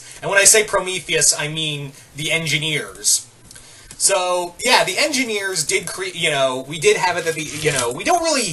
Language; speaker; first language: English; native; English